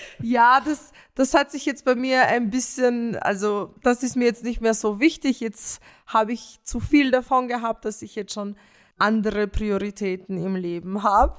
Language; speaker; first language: German; early bilingual, other home language; Romanian